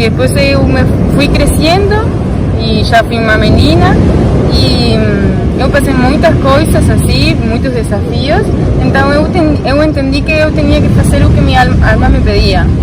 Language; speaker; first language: Portuguese; non-native, learner; Spanish